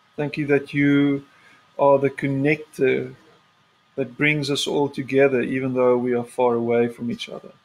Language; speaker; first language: English; non-native, local second language; Afrikaans